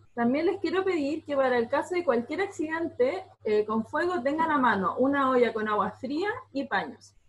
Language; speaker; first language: Spanish; native; Spanish